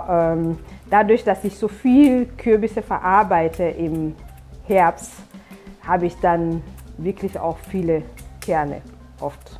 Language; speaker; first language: German; non-native, fluent; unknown